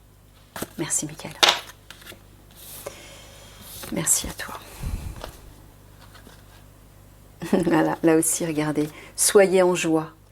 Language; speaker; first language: French; native; French